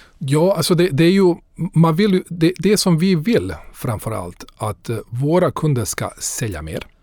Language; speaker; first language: Swedish; non-native, fluent; Bosnian